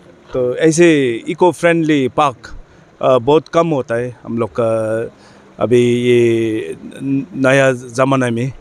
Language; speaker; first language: Hindi; non-native, fluent; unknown